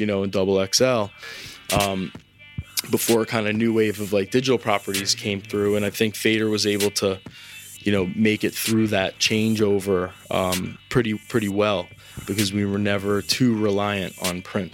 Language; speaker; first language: English; native; English